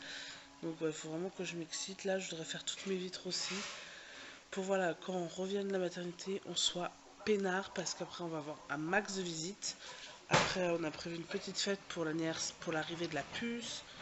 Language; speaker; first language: French; native; French